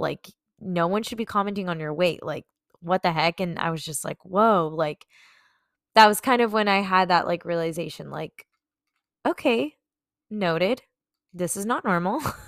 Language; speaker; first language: English; native; English